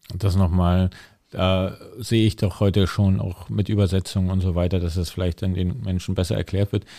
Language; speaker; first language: German; native; German